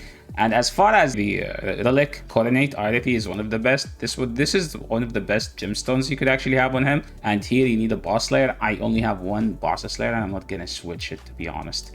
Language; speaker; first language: English; non-native, fluent; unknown